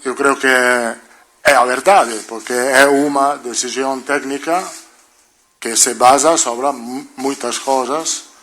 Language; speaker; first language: Portuguese; non-native, learner; Italian